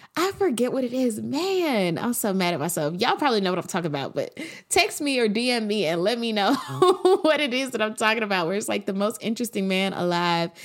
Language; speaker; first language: English; native; English